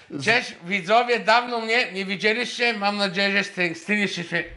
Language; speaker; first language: Polish; non-native, fluent; Bulgarian